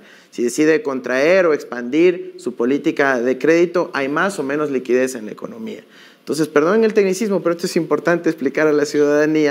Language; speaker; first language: Spanish; native; Spanish